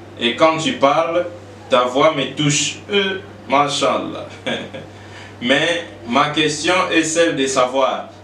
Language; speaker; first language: French; non-native, local second language; Lingala